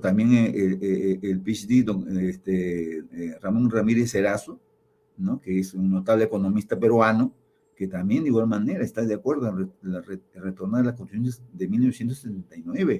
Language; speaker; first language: Spanish; native; Spanish